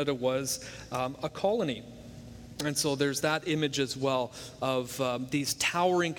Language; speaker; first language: English; native; English